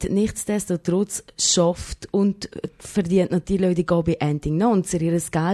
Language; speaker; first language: German; native; German